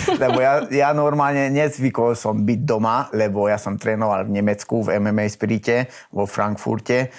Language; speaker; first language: Slovak; native; Slovak